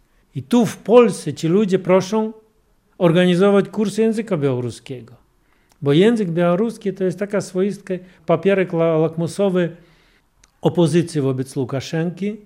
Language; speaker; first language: Polish; non-native, fluent; Russian